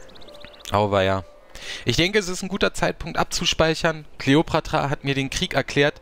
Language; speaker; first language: German; native; German